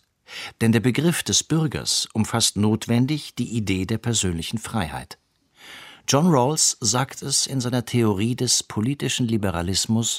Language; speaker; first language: German; native; German